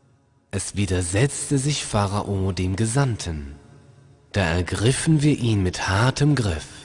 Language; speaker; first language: German; native; German